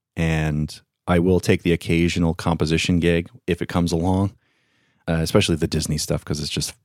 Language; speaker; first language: English; native; English